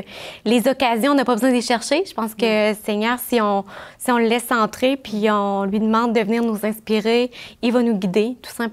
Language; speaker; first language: French; native; French